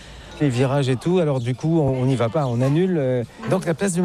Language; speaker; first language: French; native; French